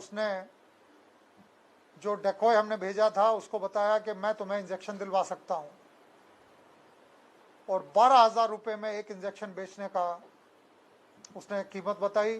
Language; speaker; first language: Hindi; non-native, local second language; Gujarati